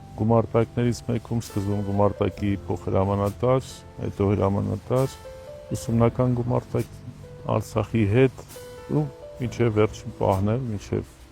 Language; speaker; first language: Armenian; native; Armenian